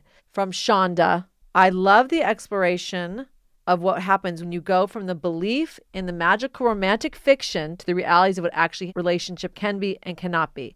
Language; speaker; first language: English; native; English